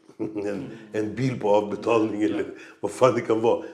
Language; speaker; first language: Swedish; native; Swedish